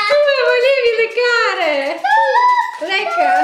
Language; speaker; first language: Italian; non-native, fluent; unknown